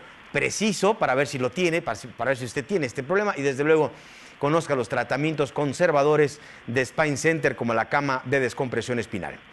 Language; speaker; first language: Spanish; native; Spanish